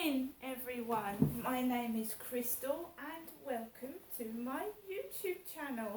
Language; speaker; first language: English; native; English